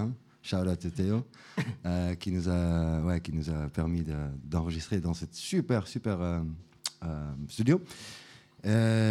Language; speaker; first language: French; non-native, fluent; Dutch